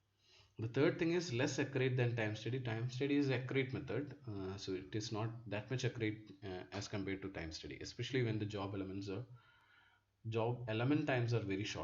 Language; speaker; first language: English; non-native, local second language; Malayalam